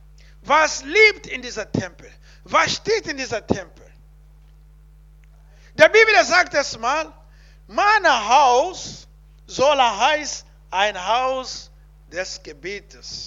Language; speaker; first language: German; non-native, learner; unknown